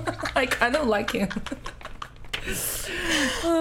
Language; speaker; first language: English; non-native, fluent; Korean